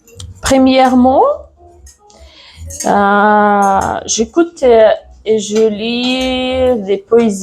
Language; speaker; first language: French; non-native, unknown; Russian